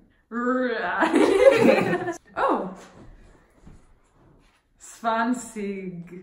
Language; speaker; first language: German; non-native, learner; English